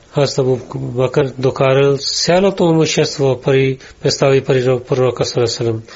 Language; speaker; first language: Bulgarian; non-native, learner; Urdu